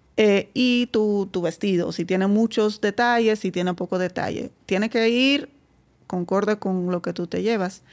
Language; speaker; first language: Spanish; non-native, fluent; Dutch